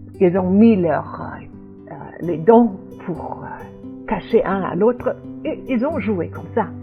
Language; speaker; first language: French; non-native, learner; German